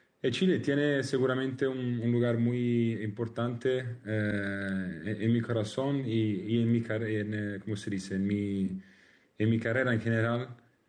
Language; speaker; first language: Spanish; non-native, learner; Italian